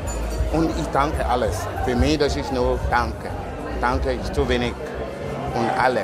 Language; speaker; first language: German; non-native, learner; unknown